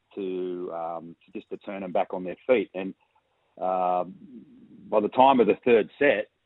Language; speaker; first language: English; native; English